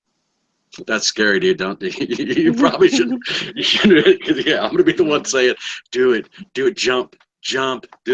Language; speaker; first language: English; native; English